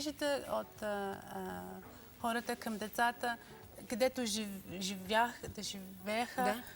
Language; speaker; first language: Bulgarian; non-native, learner; English